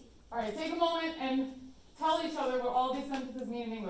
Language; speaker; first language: English; native; English